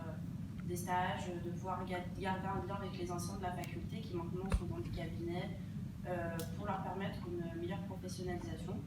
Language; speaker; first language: French; native; French